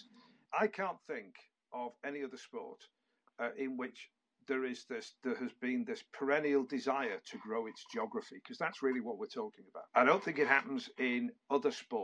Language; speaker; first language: English; native; English